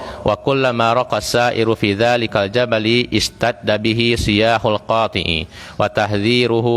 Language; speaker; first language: Arabic; non-native, fluent; Indonesian